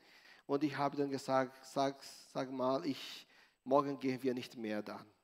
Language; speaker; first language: German; non-native, learner; Portuguese